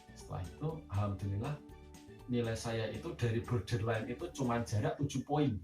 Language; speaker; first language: Indonesian; native; Indonesian